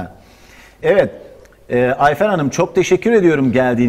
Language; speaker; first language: Turkish; native; Turkish